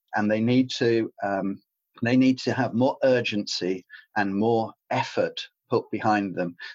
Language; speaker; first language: English; native; English